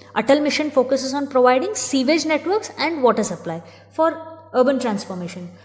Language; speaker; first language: English; non-native, local second language; Kannada